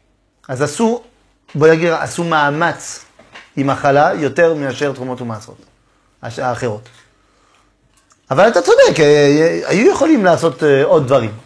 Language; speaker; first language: Hebrew; non-native, fluent; French